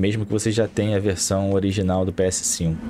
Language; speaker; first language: Portuguese; native; Portuguese